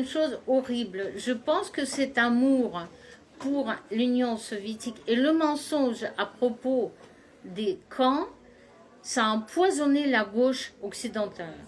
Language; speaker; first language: French; non-native, fluent; Russian